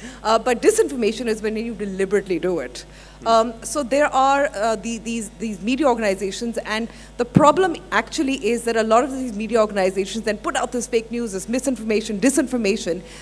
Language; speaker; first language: English; non-native, local second language; Urdu